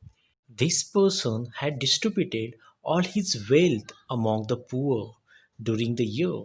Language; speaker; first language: English; non-native, local second language; Marathi